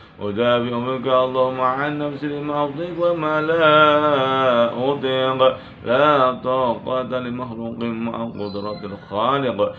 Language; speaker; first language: Arabic; non-native, fluent; Indonesian